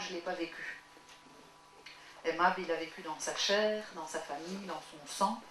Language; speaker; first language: French; native; French